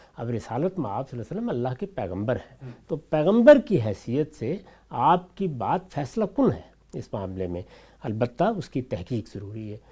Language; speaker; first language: Urdu; non-native, local second language; Punjabi